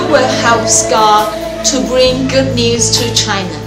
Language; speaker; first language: English; non-native, fluent; Chinese